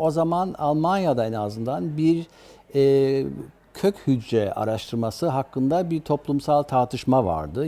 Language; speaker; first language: Turkish; early bilingual, other home language; German